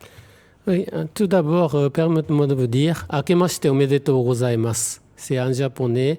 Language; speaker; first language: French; non-native, fluent; Japanese